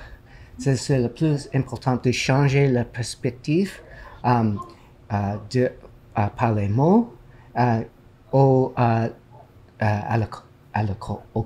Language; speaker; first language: French; non-native, learner; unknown